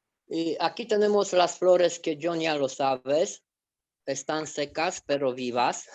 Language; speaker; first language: Spanish; non-native, fluent; Romanian